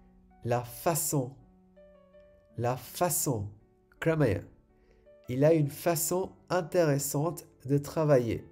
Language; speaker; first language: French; non-native, fluent; Sinhala